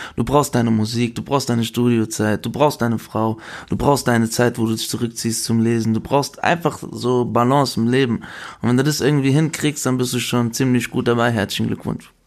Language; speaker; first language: German; early bilingual, other home language; Spanish